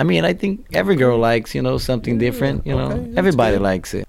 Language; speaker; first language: English; non-native, fluent; Portuguese